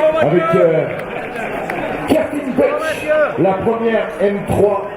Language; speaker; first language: French; native; French